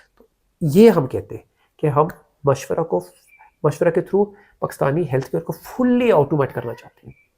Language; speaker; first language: Urdu; early bilingual, heritage; Urdu